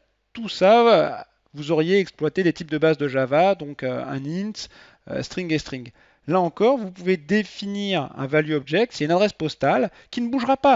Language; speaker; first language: French; native; French